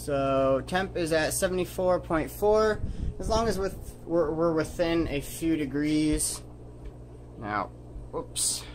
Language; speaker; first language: English; native; English